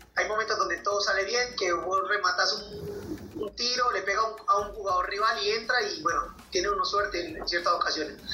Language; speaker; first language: Spanish; native; Spanish